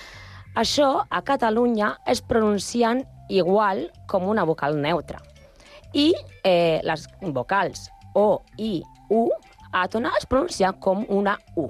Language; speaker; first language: Catalan; non-native, learner; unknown